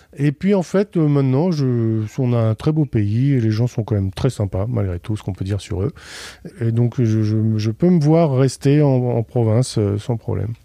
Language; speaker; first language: French; native; French